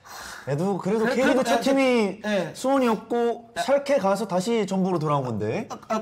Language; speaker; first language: Korean; native; Korean